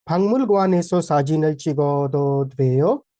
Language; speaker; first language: Korean; non-native, fluent; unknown